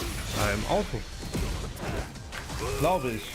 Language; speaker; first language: German; early bilingual, heritage; German